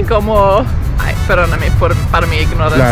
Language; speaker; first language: Spanish; non-native, learner; English